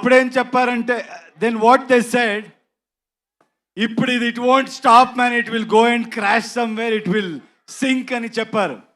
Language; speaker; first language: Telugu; non-native, learner; Kannada